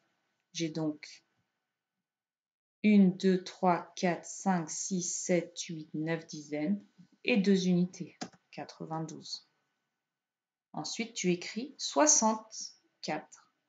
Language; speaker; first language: French; native; French